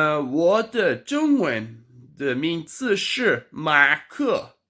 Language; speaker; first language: Chinese; non-native, learner; French